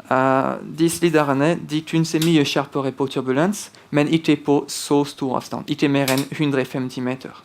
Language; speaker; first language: Norwegian; non-native, fluent; French